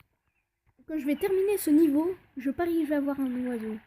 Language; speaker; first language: French; native; French